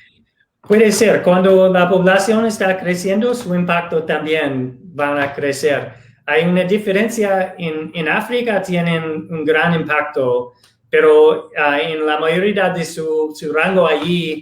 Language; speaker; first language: Spanish; non-native, fluent; English